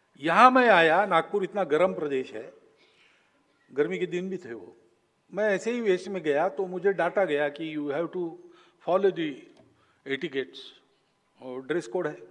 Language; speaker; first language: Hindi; non-native, local second language; Marathi